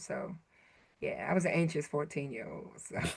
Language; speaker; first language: English; native; English